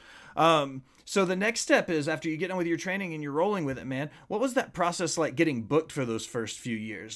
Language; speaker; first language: English; native; English